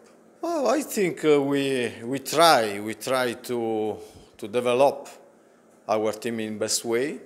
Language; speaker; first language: English; non-native, learner; Italian